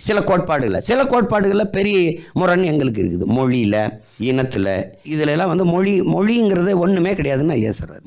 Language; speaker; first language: Tamil; native; Tamil